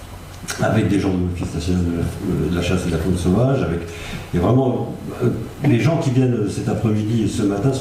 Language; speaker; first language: French; native; French